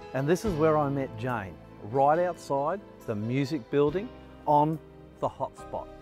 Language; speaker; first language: English; native; English